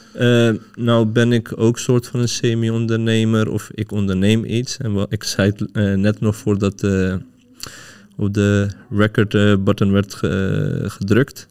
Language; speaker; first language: Dutch; early bilingual, other home language; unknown